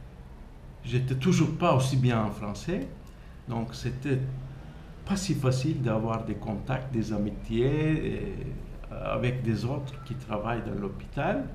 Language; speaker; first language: French; non-native, fluent; Turkish